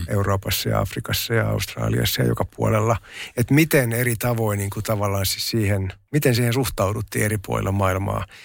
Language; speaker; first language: Finnish; native; Finnish